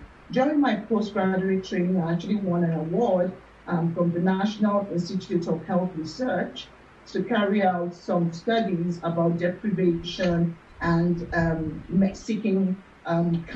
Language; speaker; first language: English; non-native, local second language; Yoruba